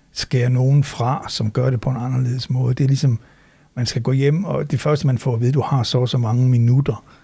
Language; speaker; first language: Danish; native; Danish